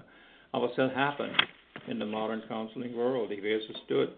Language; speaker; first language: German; early bilingual, heritage; Pennsylvania German